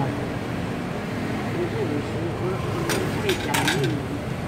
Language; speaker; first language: Chinese; non-native, local second language; Min Nan Chinese